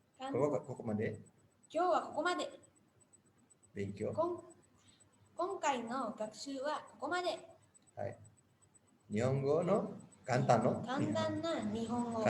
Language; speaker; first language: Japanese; non-native, learner; Indonesian